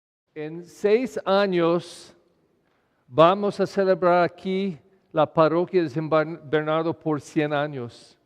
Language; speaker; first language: Spanish; non-native, fluent; English